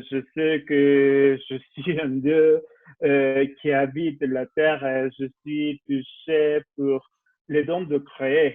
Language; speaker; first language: French; non-native, learner; Spanish